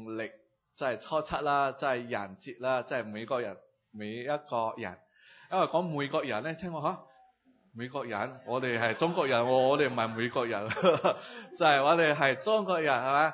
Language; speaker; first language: Cantonese; native; Cantonese